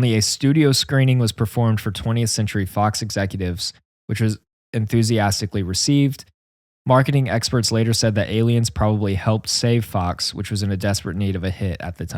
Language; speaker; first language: English; native; English